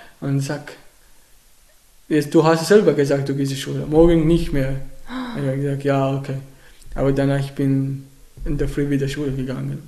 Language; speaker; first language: German; non-native, learner; Arabic